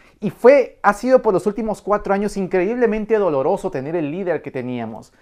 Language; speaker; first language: Spanish; native; Spanish